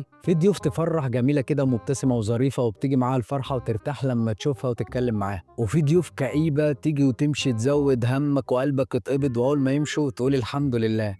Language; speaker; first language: Arabic; native; Arabic